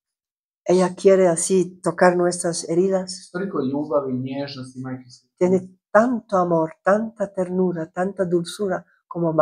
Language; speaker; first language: Spanish; non-native, fluent; Croatian